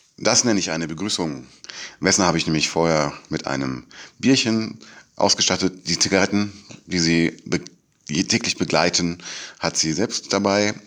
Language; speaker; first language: German; native; German